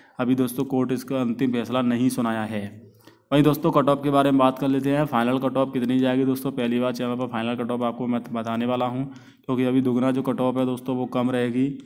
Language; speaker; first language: Hindi; native; Hindi